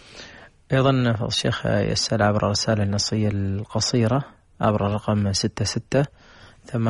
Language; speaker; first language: Arabic; native; Arabic